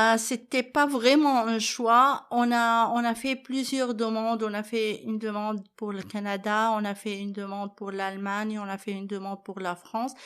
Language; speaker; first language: French; non-native, fluent; Arabic